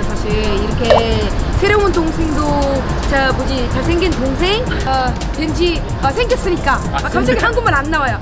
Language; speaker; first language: Korean; non-native, fluent; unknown